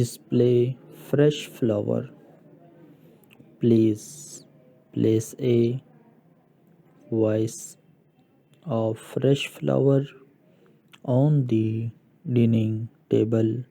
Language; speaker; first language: English; non-native, local second language; Urdu